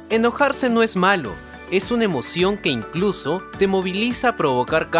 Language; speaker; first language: Spanish; native; Spanish